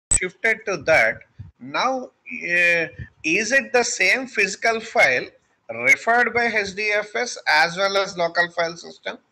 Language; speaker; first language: English; non-native, local second language; Telugu